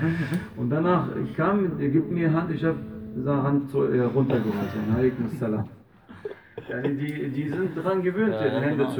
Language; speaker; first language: German; non-native, fluent; Arabic